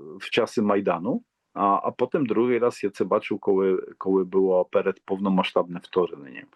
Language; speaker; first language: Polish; non-native, learner; Ukrainian